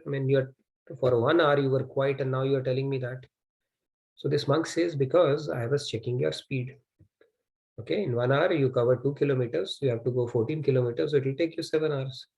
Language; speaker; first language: English; non-native, local second language; Hindi